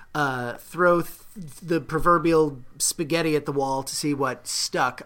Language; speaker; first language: English; native; English